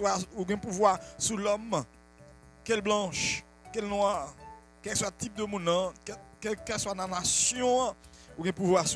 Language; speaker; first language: French; non-native, local second language; Haitian Creole